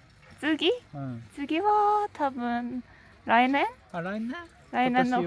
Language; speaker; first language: Japanese; non-native, learner; Korean